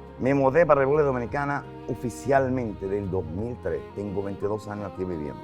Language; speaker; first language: Spanish; non-native, fluent; Arabic